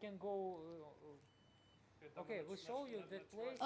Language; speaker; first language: English; non-native, learner; Russian